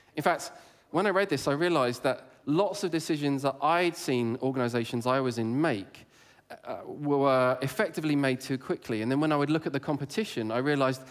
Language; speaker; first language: English; native; English